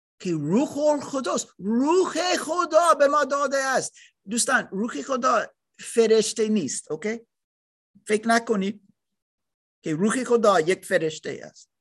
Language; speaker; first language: Persian; non-native, learner; German